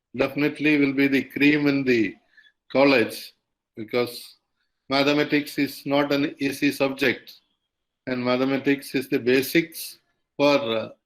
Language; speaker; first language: English; non-native, local second language; Tamil